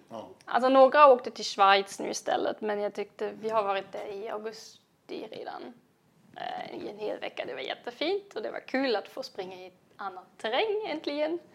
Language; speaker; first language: Swedish; non-native, fluent; German